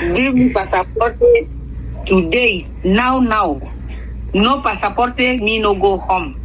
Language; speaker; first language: English; non-native, learner; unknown